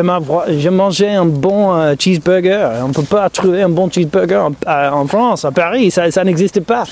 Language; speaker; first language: French; non-native, fluent; English